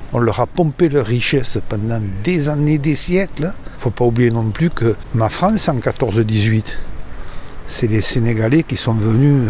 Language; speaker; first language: French; native; French